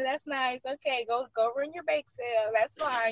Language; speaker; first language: English; native; English